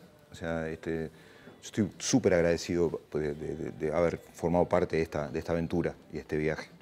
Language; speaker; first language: Spanish; native; Spanish